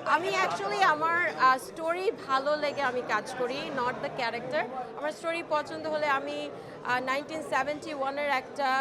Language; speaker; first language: Bangla; early bilingual, heritage; Bangla